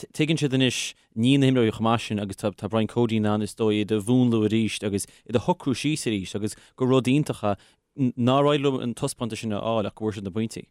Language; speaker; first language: Irish; non-native, local second language; English